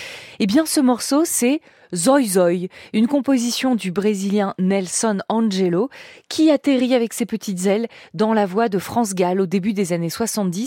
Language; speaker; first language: French; native; French